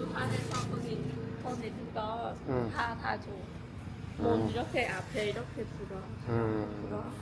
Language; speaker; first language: Korean; non-native, learner; Vietnamese